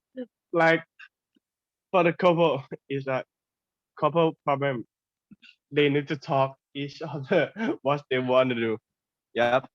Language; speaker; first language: English; non-native, learner; Thai